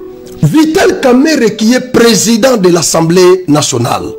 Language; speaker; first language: French; non-native, local second language; Lingala